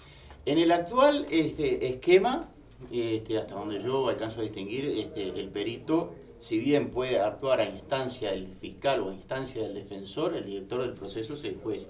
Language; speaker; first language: Spanish; native; Spanish